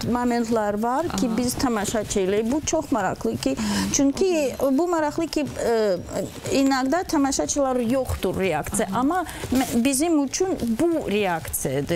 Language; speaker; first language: Azerbaijani; non-native, learner; Russian